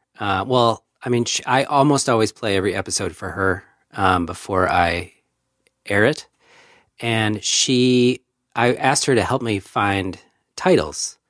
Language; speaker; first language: English; native; English